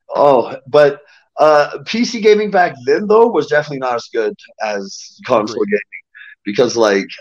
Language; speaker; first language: English; native; English